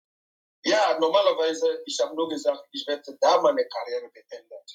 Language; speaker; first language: German; non-native, fluent; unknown